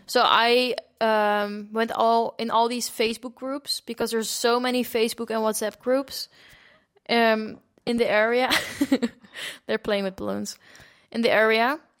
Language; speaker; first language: English; non-native, fluent; Dutch